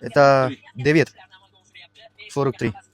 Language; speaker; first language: Russian; non-native, learner; Tamil